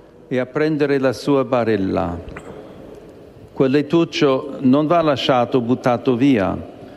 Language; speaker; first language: Italian; non-native, fluent; English